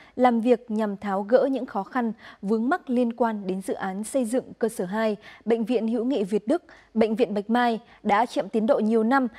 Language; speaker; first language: Vietnamese; native; Vietnamese